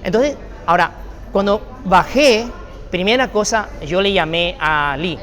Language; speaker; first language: Spanish; non-native, fluent; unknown